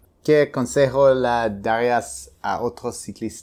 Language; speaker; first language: Spanish; non-native, learner; English